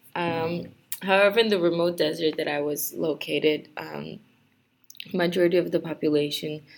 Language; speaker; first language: English; non-native, fluent; Portuguese